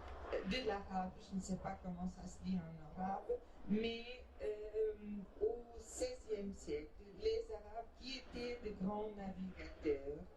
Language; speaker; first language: French; non-native, fluent; Portuguese